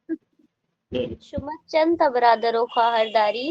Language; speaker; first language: Persian; non-native, learner; Urdu